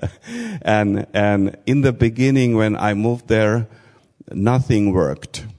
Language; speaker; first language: English; non-native, fluent; Finnish